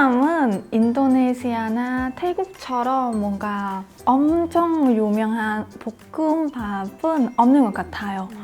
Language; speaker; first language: Korean; non-native, fluent; Vietnamese